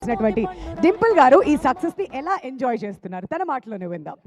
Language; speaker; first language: Telugu; native; Telugu